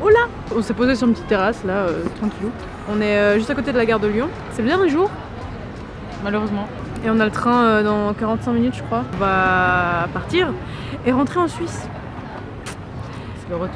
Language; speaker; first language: French; native; French